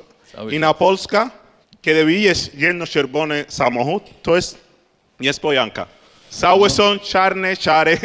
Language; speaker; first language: Polish; non-native, learner; Spanish